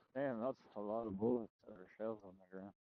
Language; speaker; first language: English; native; English